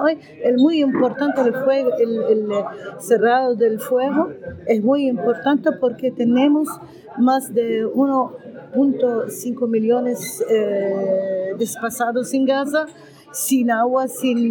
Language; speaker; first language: Spanish; non-native, learner; Arabic